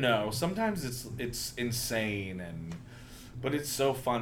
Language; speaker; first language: English; native; English